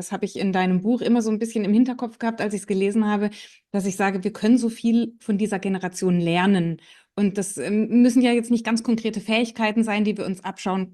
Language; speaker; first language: German; native; German